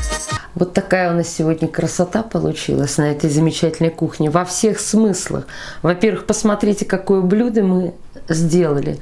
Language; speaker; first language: Russian; native; Russian